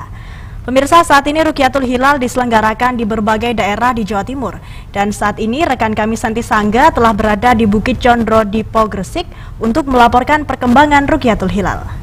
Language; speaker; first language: Indonesian; native; Indonesian